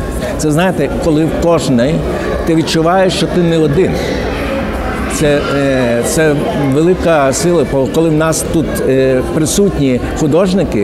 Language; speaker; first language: Ukrainian; native; Ukrainian